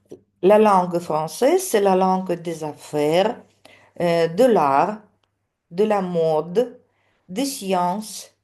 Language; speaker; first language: French; non-native, fluent; Russian